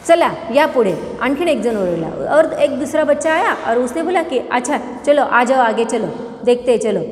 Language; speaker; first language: Hindi; non-native, local second language; Marathi